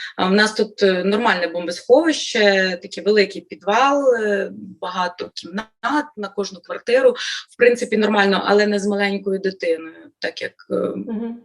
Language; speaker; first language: Ukrainian; native; Ukrainian